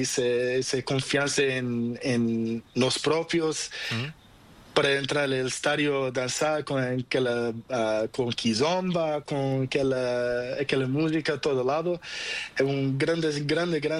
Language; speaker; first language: Spanish; non-native, learner; Portuguese